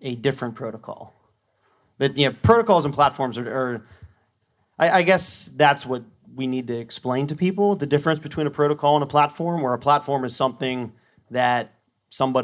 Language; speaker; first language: English; native; English